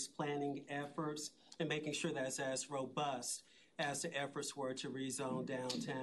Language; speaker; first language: English; native; English